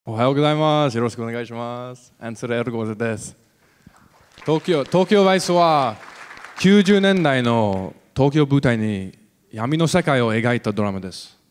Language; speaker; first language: Japanese; non-native, learner; English